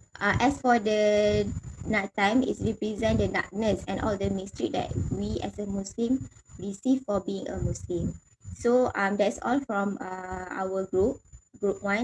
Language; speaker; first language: English; non-native, local second language; Malay